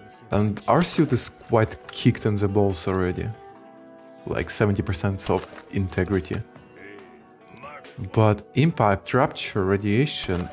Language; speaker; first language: English; non-native, fluent; Russian